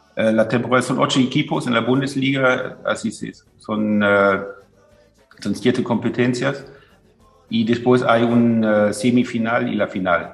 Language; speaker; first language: Spanish; non-native, fluent; German